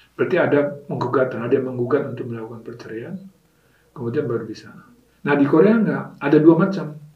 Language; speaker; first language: Indonesian; native; Indonesian